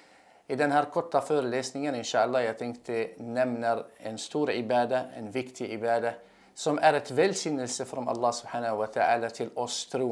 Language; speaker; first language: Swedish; non-native, fluent; Arabic